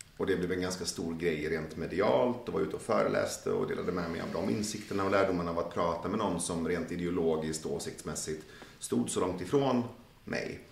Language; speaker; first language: Swedish; early bilingual, other home language; Persian